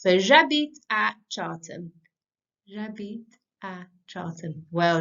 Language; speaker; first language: French; non-native, fluent; English